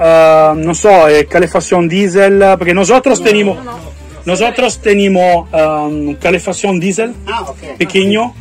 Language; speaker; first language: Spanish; non-native, learner; Italian